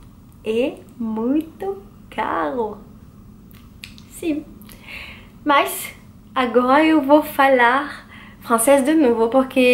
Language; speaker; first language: Portuguese; non-native, learner; French